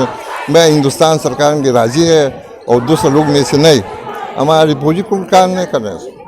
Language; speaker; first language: Hindi; non-native, learner; Persian